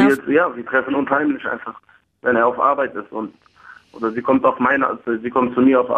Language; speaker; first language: German; early bilingual, other home language; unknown